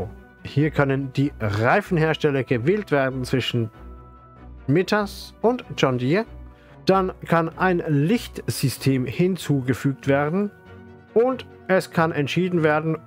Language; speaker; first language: German; native; German